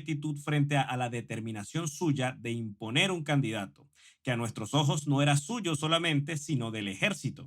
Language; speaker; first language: Spanish; native; Spanish